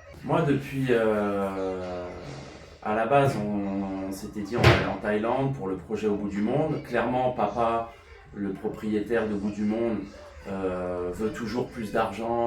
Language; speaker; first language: French; native; French